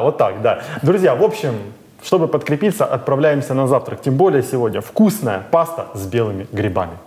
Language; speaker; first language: Russian; native; Russian